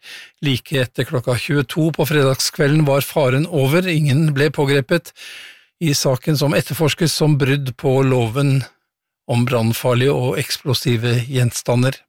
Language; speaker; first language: Norwegian; native; Norwegian